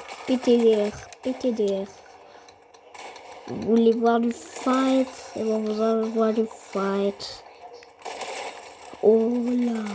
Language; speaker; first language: French; native; French